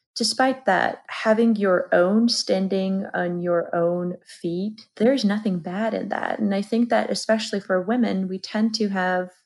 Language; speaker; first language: English; non-native, fluent; Georgian